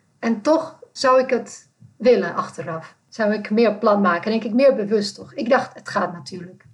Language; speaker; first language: Dutch; non-native, fluent; Czech